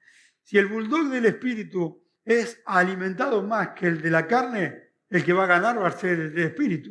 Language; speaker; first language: Spanish; native; Spanish